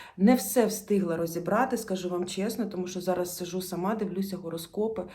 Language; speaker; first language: Ukrainian; non-native, local second language; Russian